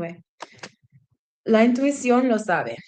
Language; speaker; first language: Spanish; non-native, learner; English